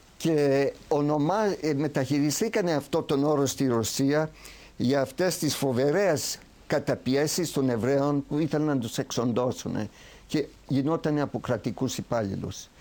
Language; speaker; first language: Greek; early bilingual, heritage; Greek